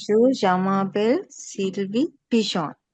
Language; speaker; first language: French; non-native, learner; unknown